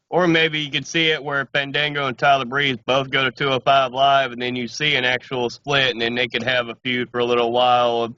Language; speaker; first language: English; native; English